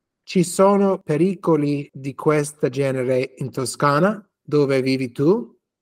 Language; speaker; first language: Italian; non-native, learner; English